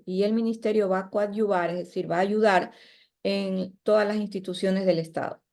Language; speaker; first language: Spanish; native; Spanish